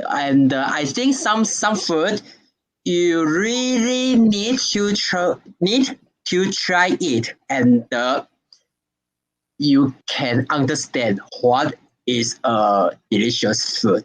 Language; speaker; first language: English; non-native, learner; Chinese